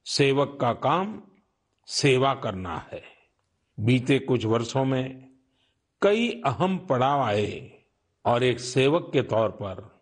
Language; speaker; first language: Hindi; non-native, local second language; Gujarati